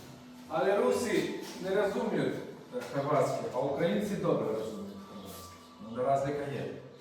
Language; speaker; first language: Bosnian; non-native, learner; Ukrainian